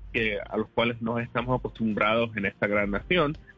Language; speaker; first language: Spanish; early bilingual, heritage; Spanish